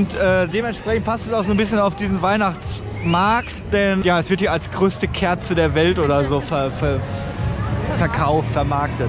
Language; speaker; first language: German; native; German